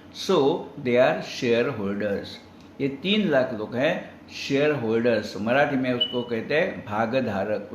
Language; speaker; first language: Hindi; non-native, local second language; Marathi